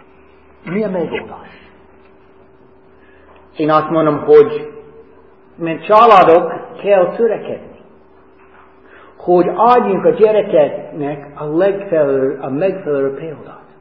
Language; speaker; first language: Hungarian; non-native, fluent; English